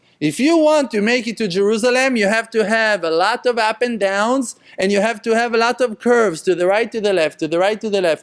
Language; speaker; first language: English; non-native, fluent; Hebrew